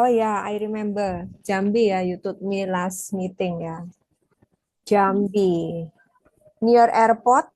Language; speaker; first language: English; non-native, fluent; Indonesian